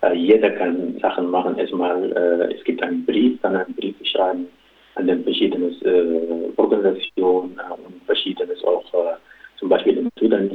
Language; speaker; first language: German; non-native, local second language; Arabic